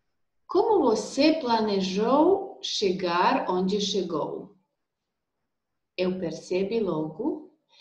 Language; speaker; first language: Portuguese; non-native, learner; Serbian